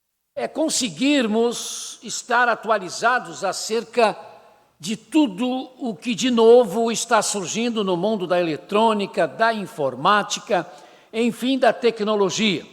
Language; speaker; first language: Portuguese; native; Portuguese